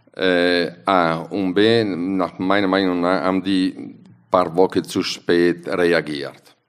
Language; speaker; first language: German; non-native, fluent; Italian